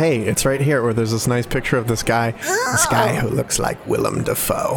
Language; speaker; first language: English; native; English